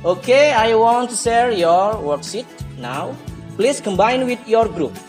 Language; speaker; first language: English; non-native, learner; Indonesian